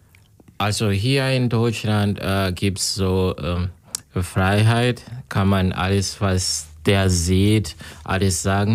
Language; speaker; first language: German; non-native, learner; Kinyarwanda